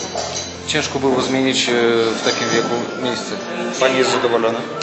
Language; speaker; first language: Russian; non-native, learner; Polish